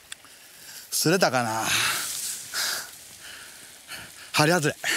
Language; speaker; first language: Japanese; native; Japanese